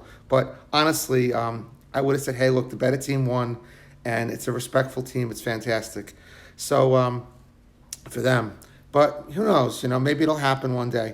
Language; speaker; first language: English; native; English